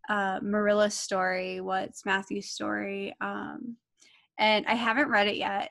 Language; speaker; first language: English; native; English